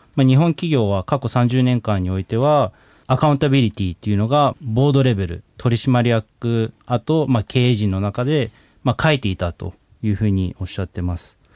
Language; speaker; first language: Japanese; native; Japanese